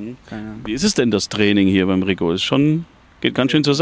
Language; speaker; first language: German; native; German